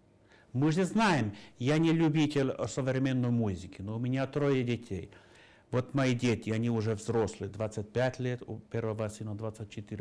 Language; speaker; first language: Russian; non-native, fluent; Finnish